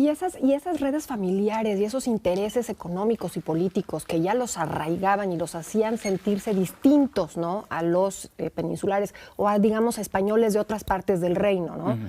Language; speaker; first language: Spanish; native; Spanish